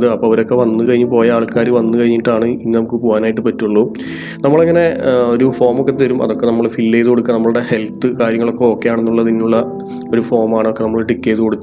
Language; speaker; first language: Malayalam; native; Malayalam